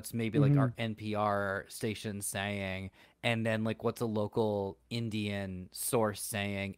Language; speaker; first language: English; native; English